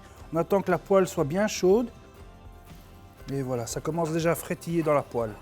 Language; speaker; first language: French; native; French